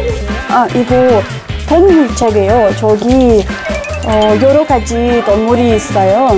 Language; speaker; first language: Korean; non-native, learner; Russian